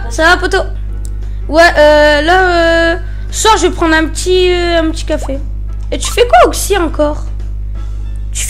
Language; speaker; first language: French; native; French